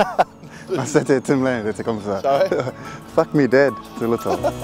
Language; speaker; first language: French; non-native, learner; English